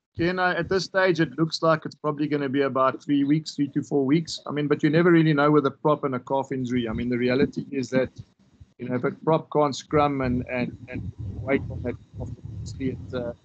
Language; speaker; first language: English; non-native, local second language; Afrikaans